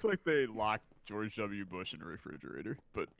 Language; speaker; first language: English; native; English